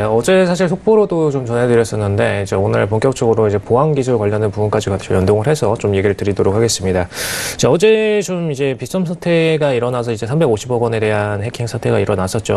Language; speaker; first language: Korean; native; Korean